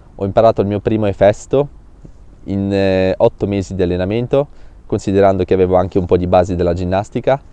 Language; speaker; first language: Italian; early bilingual, other home language; Russian